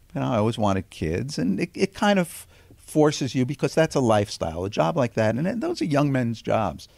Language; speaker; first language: English; native; English